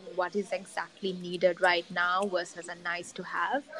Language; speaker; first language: English; non-native, local second language; Sinhala